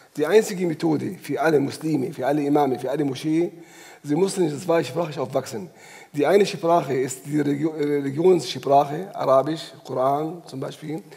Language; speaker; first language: German; non-native, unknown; Arabic